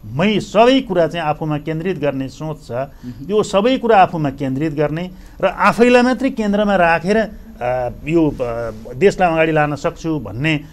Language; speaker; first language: Nepali; native; Nepali